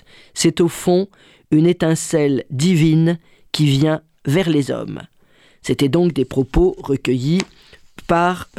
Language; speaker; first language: French; native; French